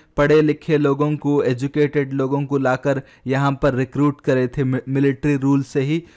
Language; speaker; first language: Hindi; non-native, local second language; Urdu